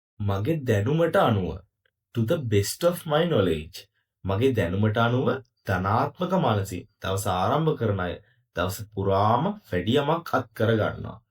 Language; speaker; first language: Sinhala; native; Sinhala